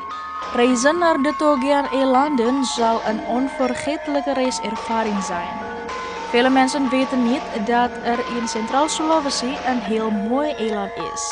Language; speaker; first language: Dutch; non-native, fluent; Indonesian